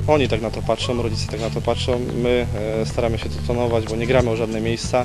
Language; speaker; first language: Polish; native; Polish